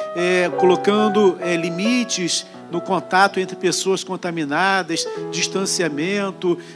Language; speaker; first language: Portuguese; native; Portuguese